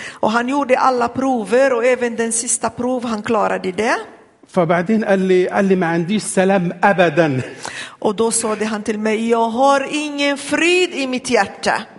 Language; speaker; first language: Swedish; non-native, fluent; Arabic